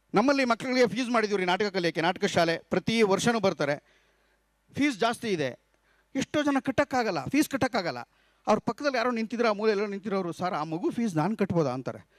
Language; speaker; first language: Kannada; native; Kannada